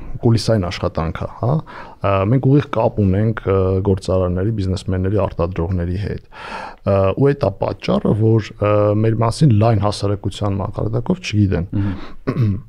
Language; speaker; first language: Armenian; native; Armenian